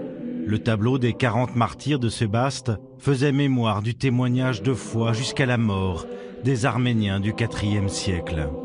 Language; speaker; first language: French; native; French